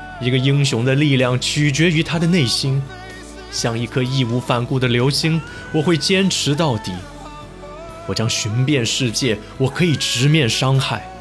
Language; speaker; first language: Chinese; native; Chinese